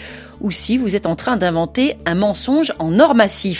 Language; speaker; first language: French; native; French